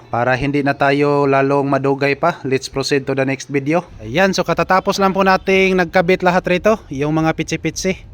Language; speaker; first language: Filipino; non-native, local second language; Cebuano